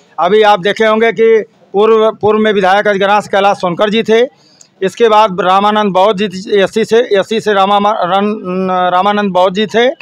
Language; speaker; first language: Hindi; native; Hindi